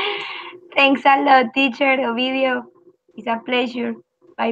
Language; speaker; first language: English; non-native, learner; Spanish